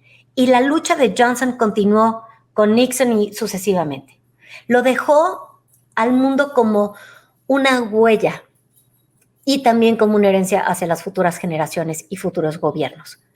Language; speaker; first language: Spanish; native; Spanish